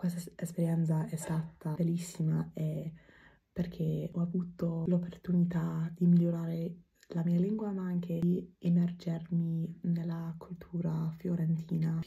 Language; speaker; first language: Italian; non-native, fluent; English